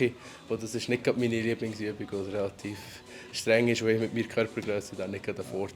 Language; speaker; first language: German; native; German